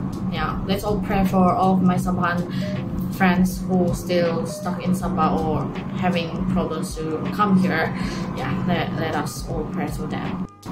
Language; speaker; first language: English; non-native, local second language; Malay